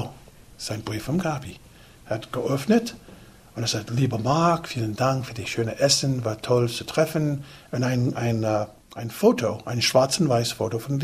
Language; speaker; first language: German; non-native, learner; English